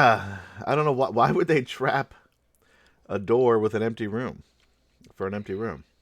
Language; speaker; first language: English; native; English